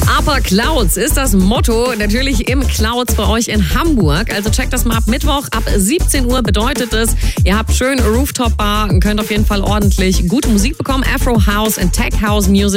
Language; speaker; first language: German; native; German